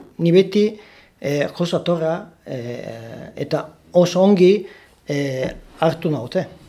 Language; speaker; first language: Basque; non-native, learner; Italian